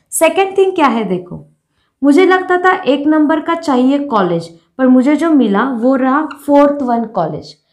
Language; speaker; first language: Hindi; non-native, local second language; Marathi